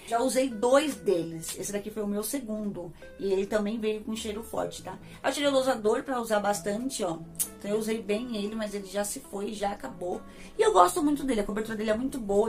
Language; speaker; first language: Portuguese; native; Portuguese